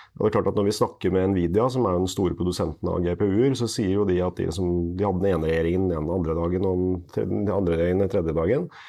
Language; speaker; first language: Norwegian; native; Norwegian